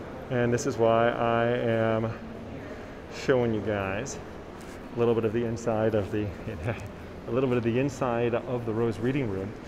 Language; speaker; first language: English; native; English